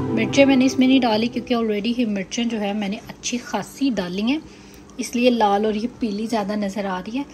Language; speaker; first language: Urdu; native; Urdu